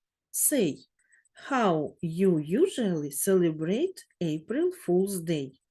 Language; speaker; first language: English; non-native, fluent; Ukrainian